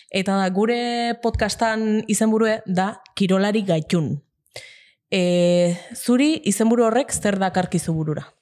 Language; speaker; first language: Basque; native; Basque